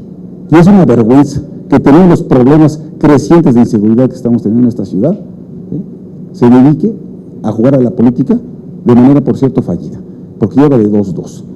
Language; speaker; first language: Spanish; native; Spanish